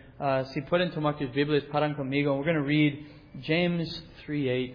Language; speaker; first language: Spanish; non-native, learner; English